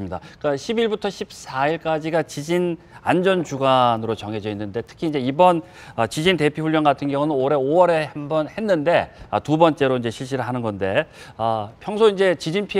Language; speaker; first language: Korean; native; Korean